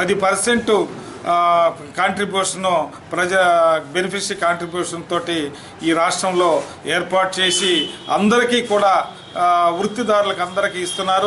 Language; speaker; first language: Telugu; native; Telugu